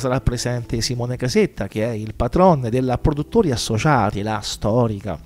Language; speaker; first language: Italian; native; Italian